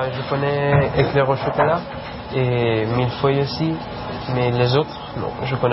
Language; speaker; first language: French; non-native, learner; Persian